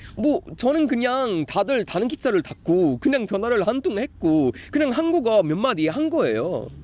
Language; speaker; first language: Korean; non-native, fluent; Swedish